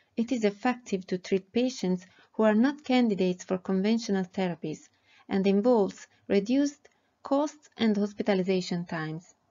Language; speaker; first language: English; non-native, fluent; Italian